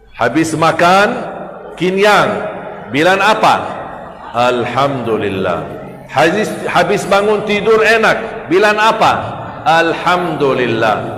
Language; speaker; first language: Malay; non-native, fluent; Arabic